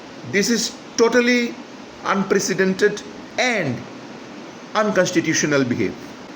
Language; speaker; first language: English; non-native, local second language; Bangla